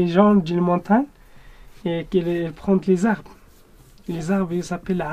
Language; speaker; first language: French; non-native, learner; Arabic